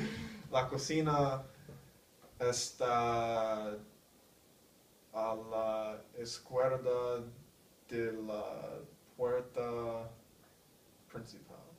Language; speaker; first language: Spanish; non-native, learner; English